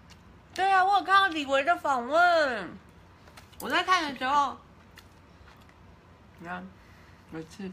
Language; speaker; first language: Chinese; native; Chinese